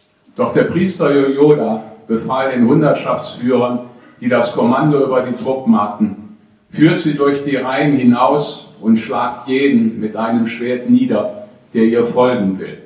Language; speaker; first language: German; native; German